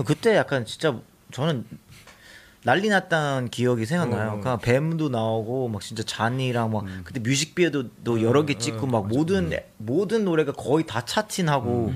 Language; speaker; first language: Korean; early bilingual, other home language; English